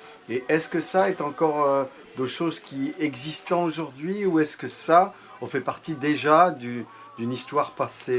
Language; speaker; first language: French; native; French